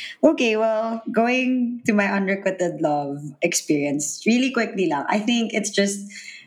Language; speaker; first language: English; non-native, local second language; Filipino